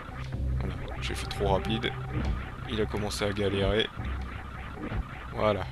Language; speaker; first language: French; native; French